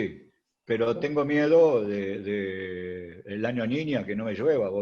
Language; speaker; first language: Spanish; native; Spanish